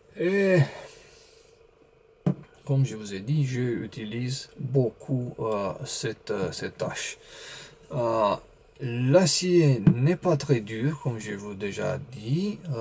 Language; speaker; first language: French; non-native, learner; Romanian